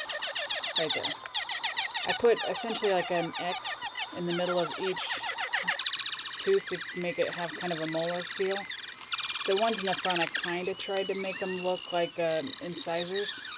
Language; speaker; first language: English; native; English